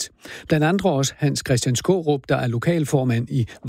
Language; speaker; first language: Danish; native; Danish